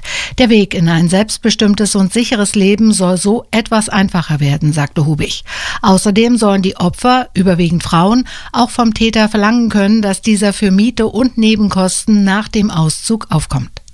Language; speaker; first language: German; native; German